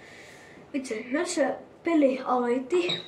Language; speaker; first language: Finnish; early bilingual, other home language; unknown